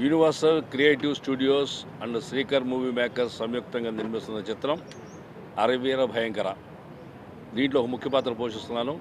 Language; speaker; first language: Telugu; native; Telugu